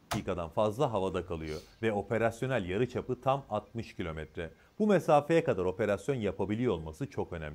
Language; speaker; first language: Turkish; native; Turkish